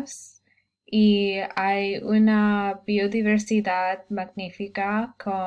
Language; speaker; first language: Spanish; non-native, learner; English